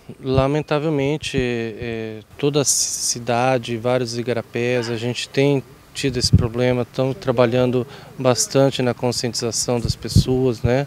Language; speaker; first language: Portuguese; native; Portuguese